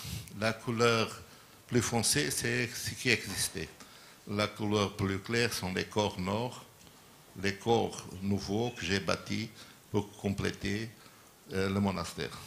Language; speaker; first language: French; non-native, learner; Portuguese